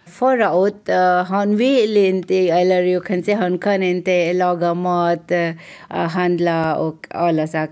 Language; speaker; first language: Swedish; non-native, learner; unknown